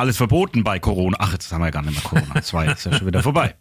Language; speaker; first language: German; native; German